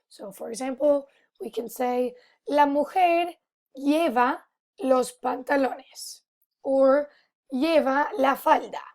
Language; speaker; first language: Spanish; non-native, fluent; English